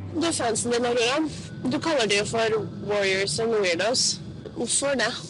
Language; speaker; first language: Norwegian; native; Norwegian